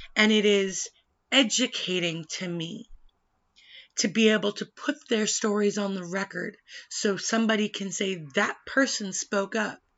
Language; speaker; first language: English; native; English